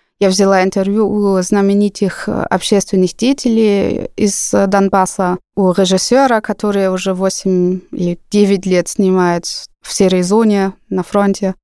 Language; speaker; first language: Russian; non-native, fluent; German